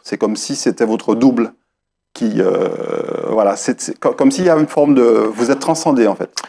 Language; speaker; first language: French; native; French